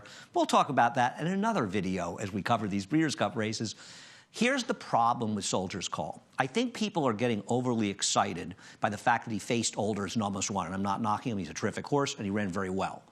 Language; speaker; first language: English; native; English